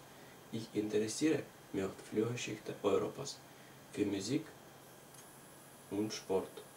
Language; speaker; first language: German; non-native, learner; Ukrainian